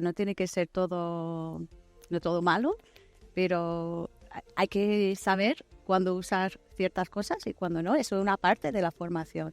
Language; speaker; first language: Spanish; non-native, fluent; English